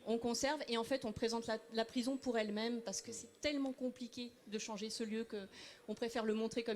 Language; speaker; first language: French; native; French